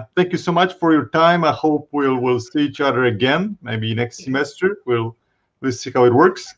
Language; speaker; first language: English; non-native, fluent; Polish